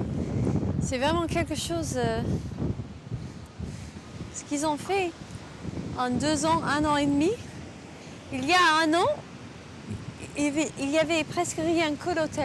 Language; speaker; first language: French; non-native, learner; English